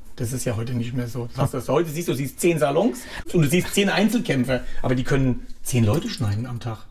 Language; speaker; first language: German; native; German